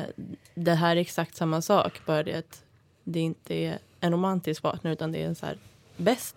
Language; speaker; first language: Swedish; native; Swedish